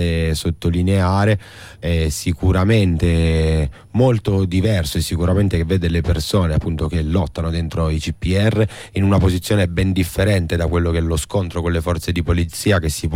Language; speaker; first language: Italian; native; Italian